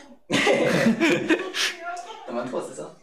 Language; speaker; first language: French; native; French